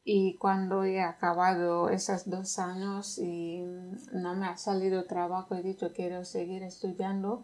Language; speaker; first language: Spanish; non-native, fluent; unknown